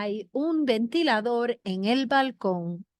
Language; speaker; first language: Spanish; non-native, fluent; English